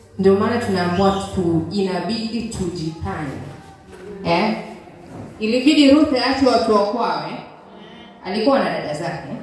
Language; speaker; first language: Swahili; non-native, local second language; Giryama